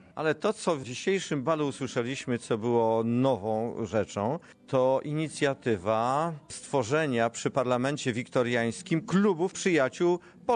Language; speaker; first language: Polish; native; Polish